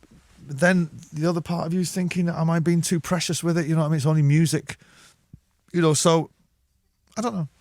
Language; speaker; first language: English; native; English